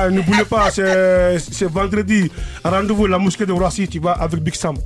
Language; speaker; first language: French; early bilingual, other home language; Soninke